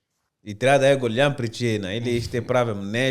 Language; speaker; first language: Bulgarian; non-native, learner; Portuguese